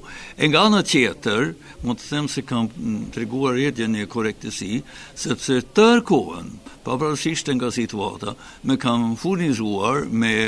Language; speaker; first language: Albanian; non-native, fluent; Swedish